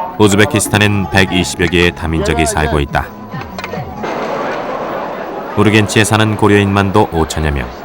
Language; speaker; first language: Korean; native; Korean